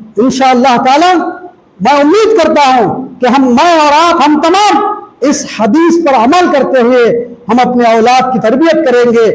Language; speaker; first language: Urdu; native; Urdu